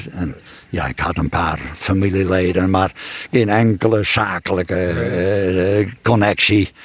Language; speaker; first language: Dutch; non-native, local second language; Western Frisian